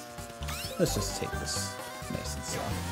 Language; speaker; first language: English; native; English